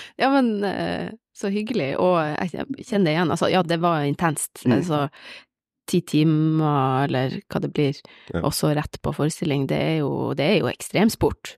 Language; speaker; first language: Norwegian; native; Norwegian